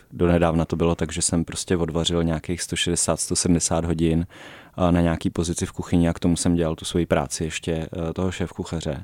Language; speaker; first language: Czech; native; Czech